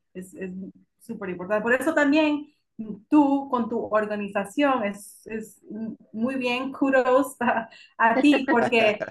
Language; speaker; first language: Spanish; early bilingual, heritage; Spanish